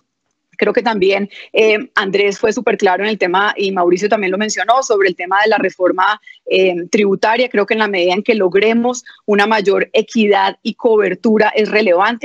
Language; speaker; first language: Spanish; native; Spanish